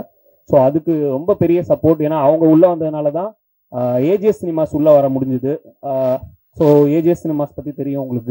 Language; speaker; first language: Tamil; native; Tamil